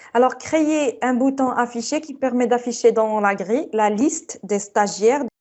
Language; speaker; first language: French; non-native, local second language; Arabic